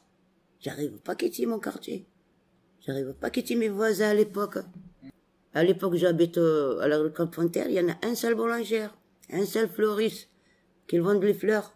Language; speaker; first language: French; non-native, local second language; Arabic